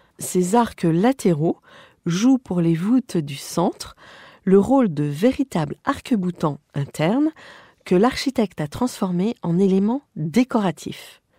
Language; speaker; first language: French; native; French